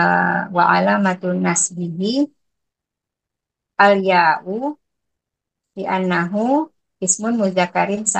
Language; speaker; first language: Arabic; non-native, learner; Indonesian